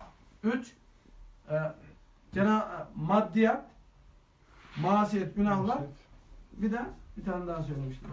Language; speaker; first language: Turkish; native; Turkish